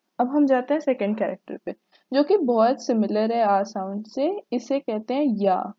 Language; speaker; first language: Hindi; native; Hindi